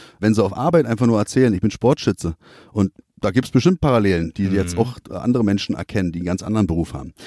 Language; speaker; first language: German; native; German